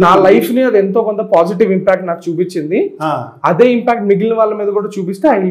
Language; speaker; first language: Telugu; native; Telugu